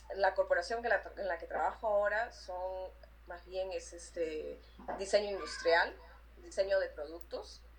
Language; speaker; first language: Spanish; native; Spanish